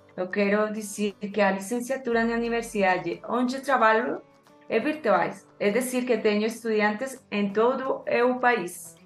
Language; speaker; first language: Portuguese; non-native, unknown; Spanish